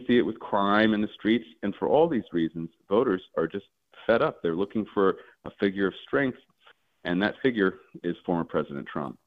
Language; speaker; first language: English; native; English